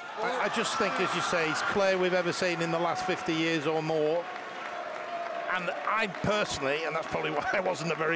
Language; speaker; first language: English; native; English